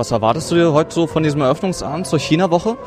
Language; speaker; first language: German; native; German